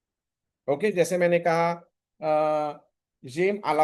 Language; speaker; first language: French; non-native, learner; Hindi